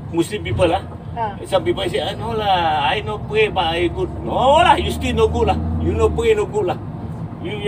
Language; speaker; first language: English; non-native, local second language; Malay